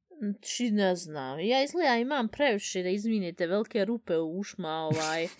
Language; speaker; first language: Bosnian; early bilingual, heritage; Bosnian